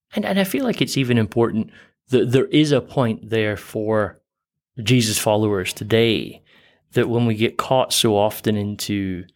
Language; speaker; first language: English; native; English